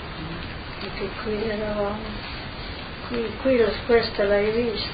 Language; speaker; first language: Italian; non-native, local second language; Slovenian